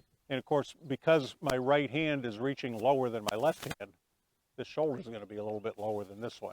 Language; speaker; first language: English; native; English